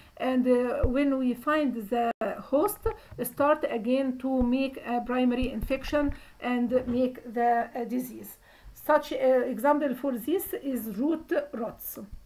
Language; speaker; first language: English; non-native, fluent; Arabic